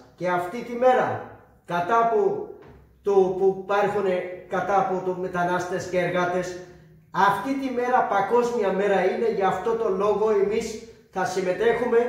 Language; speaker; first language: Greek; non-native, fluent; Urdu